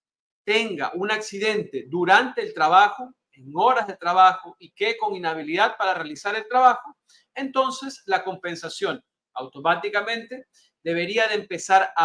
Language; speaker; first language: Spanish; native; Spanish